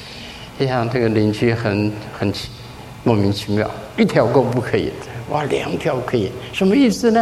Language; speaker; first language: Chinese; native; Chinese